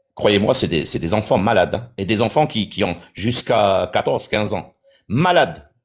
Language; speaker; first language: French; non-native, local second language; Arabic